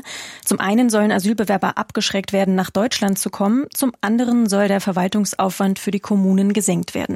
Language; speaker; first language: German; native; German